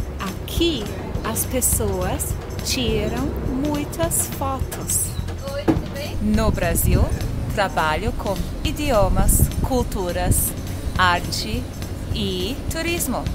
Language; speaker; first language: Portuguese; non-native, fluent; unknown